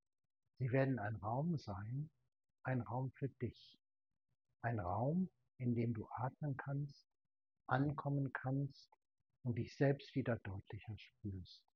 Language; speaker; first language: German; native; German